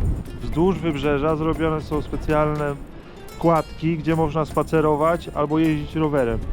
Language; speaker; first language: Polish; native; Polish